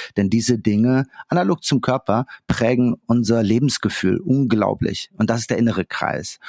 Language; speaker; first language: German; early bilingual, other home language; Arabic